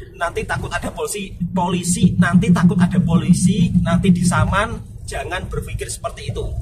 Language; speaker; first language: Indonesian; native; Indonesian